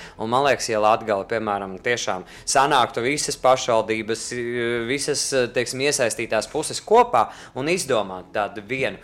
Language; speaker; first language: Latvian; native; Latvian